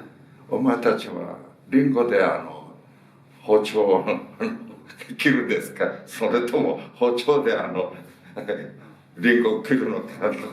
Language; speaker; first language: Japanese; early bilingual, heritage; Japanese